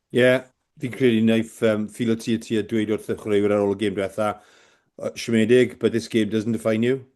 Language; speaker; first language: Welsh; native; Welsh